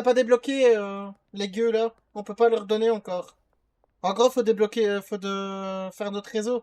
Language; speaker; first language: French; native; French